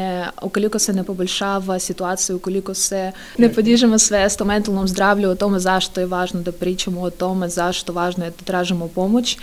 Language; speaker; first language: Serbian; non-native, fluent; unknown